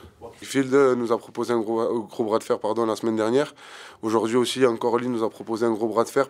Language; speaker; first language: French; native; French